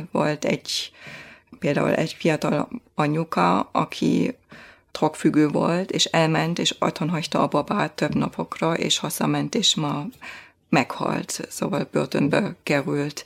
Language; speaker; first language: Hungarian; non-native, fluent; German